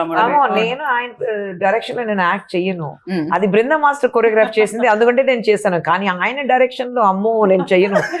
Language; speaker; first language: Telugu; non-native, local second language; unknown